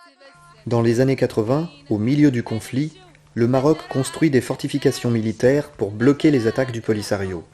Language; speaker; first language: French; native; French